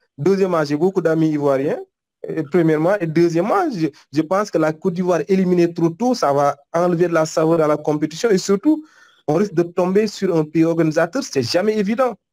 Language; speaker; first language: French; non-native, local second language; Wolof